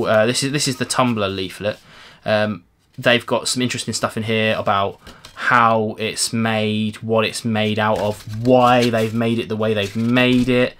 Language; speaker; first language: English; native; English